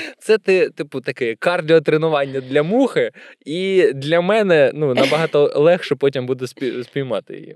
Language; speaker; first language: Ukrainian; non-native, local second language; Russian